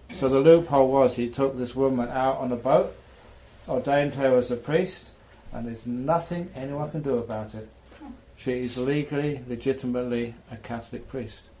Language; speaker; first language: English; native; English